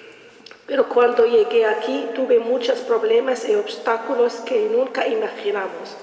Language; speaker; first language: Spanish; non-native, learner; Arabic